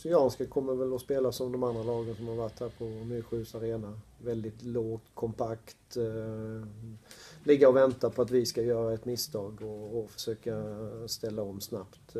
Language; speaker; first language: Swedish; native; Swedish